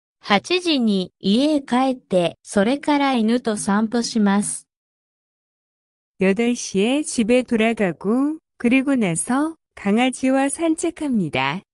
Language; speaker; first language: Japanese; non-native, fluent; Korean